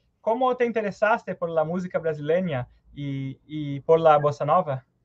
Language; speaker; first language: Spanish; non-native, learner; Portuguese